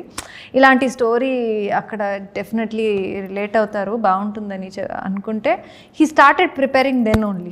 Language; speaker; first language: Telugu; non-native, learner; Kannada